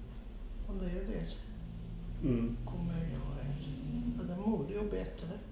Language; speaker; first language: Swedish; non-native, fluent; Portuguese